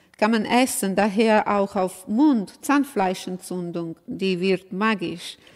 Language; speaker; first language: German; non-native, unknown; Italian